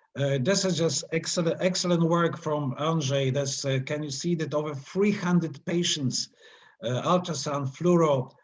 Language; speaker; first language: English; non-native, fluent; Polish